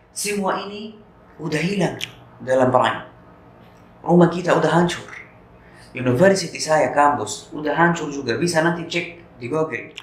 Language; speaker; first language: Indonesian; non-native, fluent; Arabic